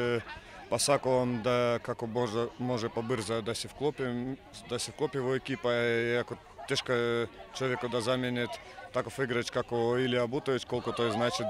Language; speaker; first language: Macedonian; non-native, fluent; Russian